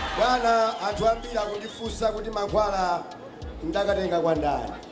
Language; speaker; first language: Nyanja; native; Nyanja